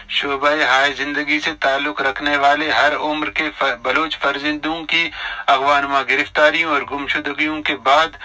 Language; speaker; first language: Urdu; non-native, local second language; Baluchi